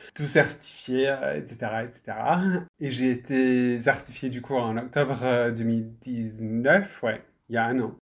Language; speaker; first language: French; non-native, fluent; English